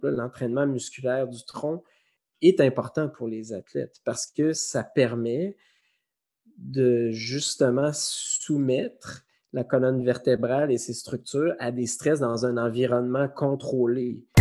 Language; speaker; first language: French; native; French